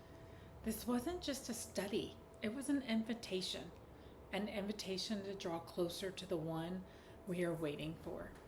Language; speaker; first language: English; native; English